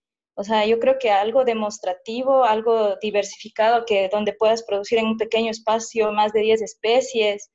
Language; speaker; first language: Spanish; native; Spanish